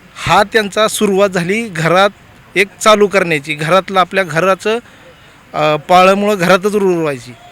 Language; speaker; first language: Marathi; native; Marathi